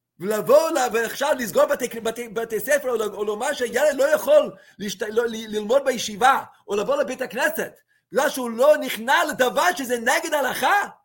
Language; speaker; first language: Hebrew; non-native, fluent; English